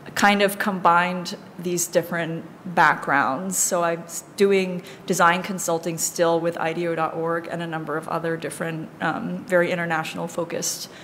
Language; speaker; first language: English; native; English